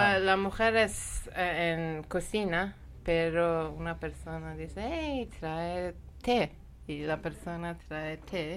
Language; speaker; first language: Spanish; non-native, learner; Persian